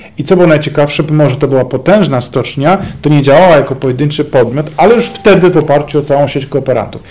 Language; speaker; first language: Polish; native; Polish